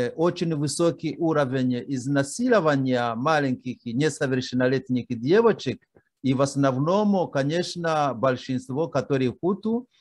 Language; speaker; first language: Russian; non-native, fluent; Kinyarwanda